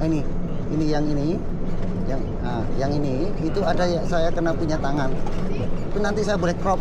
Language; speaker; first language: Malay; non-native, local second language; Indonesian